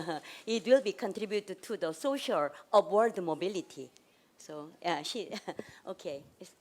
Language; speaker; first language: English; non-native, learner; Korean